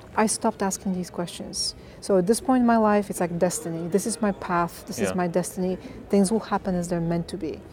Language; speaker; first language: English; non-native, fluent; Bulgarian